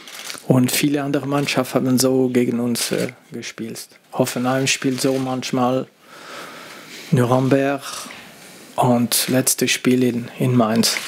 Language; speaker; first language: German; non-native, fluent; French